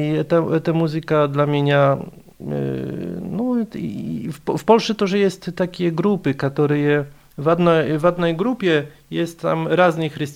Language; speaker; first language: Russian; non-native, fluent; Polish